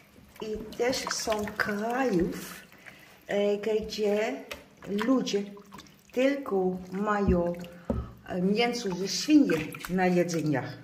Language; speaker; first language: Polish; non-native, learner; Dutch